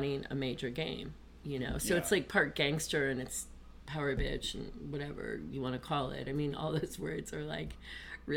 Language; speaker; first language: English; native; English